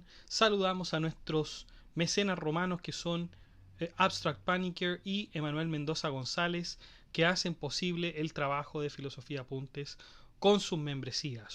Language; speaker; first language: Spanish; native; Spanish